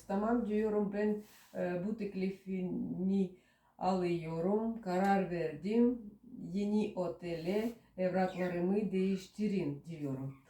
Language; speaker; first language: Turkish; non-native, learner; Russian